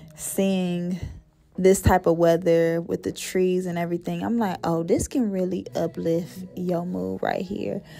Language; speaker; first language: English; native; English